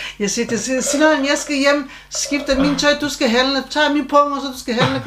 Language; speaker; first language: Danish; non-native, learner; Turkish